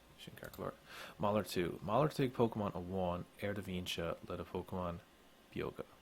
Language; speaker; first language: Irish; non-native, local second language; English